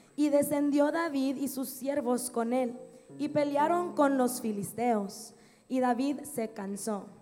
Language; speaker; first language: Spanish; early bilingual, other home language; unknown